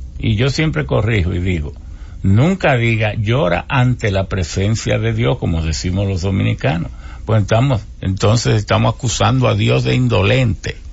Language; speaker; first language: Spanish; native; Spanish